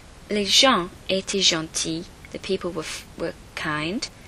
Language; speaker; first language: English; native; English